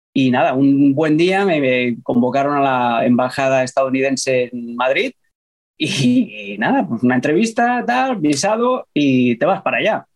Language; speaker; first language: Spanish; native; Spanish